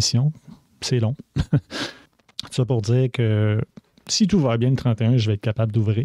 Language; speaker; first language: French; native; French